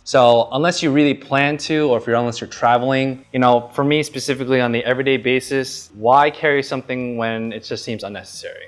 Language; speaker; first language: English; native; English